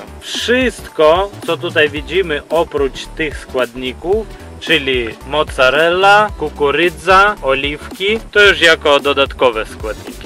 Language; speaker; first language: Polish; non-native, fluent; Ukrainian